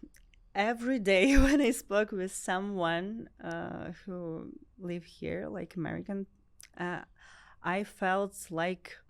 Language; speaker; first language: English; non-native, learner; Ukrainian